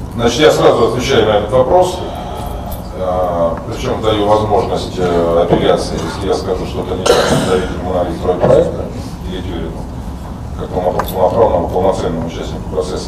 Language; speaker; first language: Russian; native; Russian